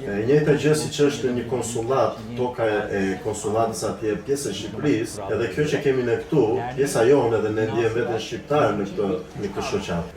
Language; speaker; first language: Albanian; early bilingual, heritage; Albanian